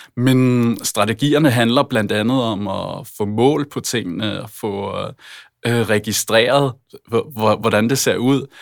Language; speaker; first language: Danish; native; Danish